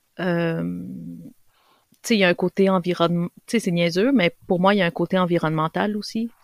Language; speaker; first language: French; early bilingual, other home language; Spanish